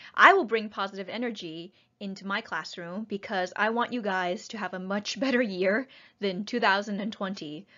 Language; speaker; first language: English; native; English